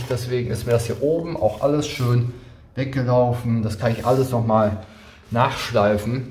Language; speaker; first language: German; native; German